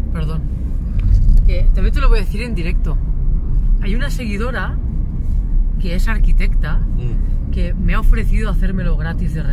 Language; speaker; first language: Spanish; native; Spanish